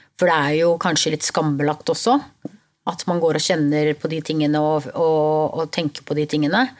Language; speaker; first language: Norwegian; early bilingual, other home language; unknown